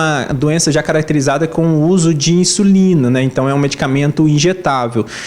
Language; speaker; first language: Portuguese; native; Portuguese